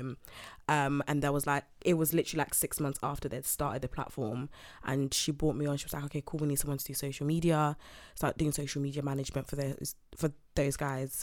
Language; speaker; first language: English; native; English